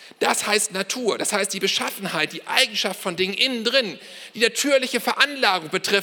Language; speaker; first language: German; native; German